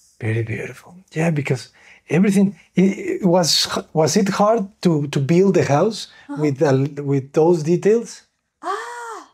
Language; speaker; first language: English; non-native, fluent; Spanish